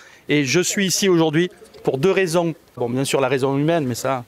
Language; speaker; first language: French; native; French